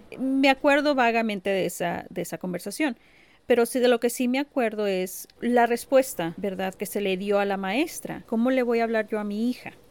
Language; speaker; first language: Spanish; early bilingual, heritage; Spanish